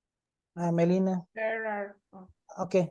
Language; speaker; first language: English; non-native, fluent; Spanish